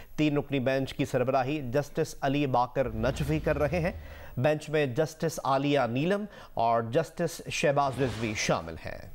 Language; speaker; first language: Urdu; native; Urdu